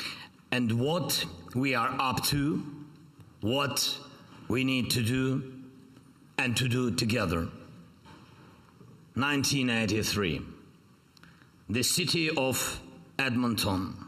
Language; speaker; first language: English; non-native, fluent; Ukrainian